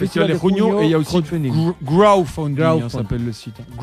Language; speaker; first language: French; native; French